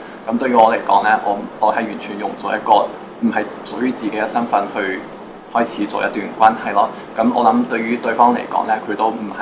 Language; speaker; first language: Cantonese; native; Cantonese